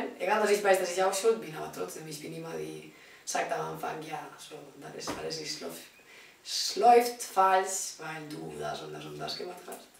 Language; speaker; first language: German; non-native, learner; Spanish